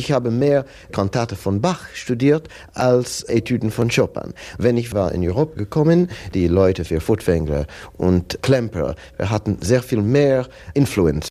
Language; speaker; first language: German; non-native, fluent; English